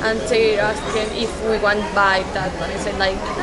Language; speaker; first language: English; non-native, learner; Spanish